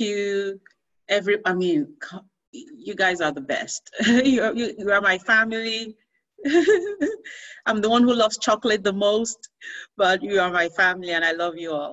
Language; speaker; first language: English; non-native, local second language; Yoruba